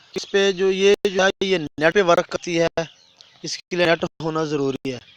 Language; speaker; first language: Urdu; non-native, local second language; Punjabi